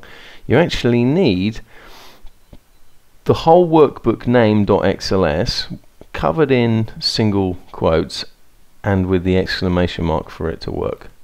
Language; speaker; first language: English; native; English